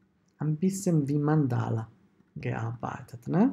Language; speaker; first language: German; non-native, fluent; Italian